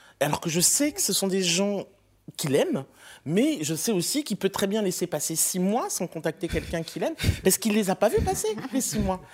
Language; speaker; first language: French; native; French